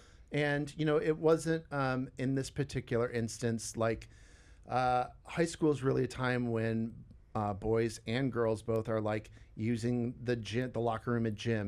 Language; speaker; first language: English; native; English